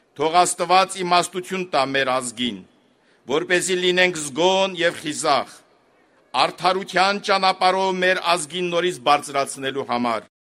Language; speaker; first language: Armenian; native; Armenian